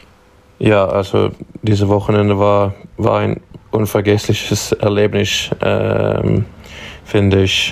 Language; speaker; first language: German; non-native, fluent; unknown